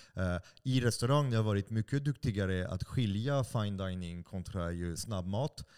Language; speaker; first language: Swedish; non-native, fluent; French